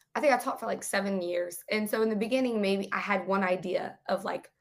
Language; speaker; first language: English; native; English